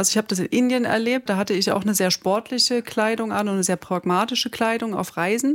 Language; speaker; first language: German; native; German